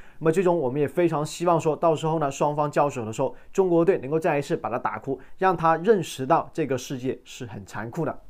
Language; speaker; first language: Chinese; native; Chinese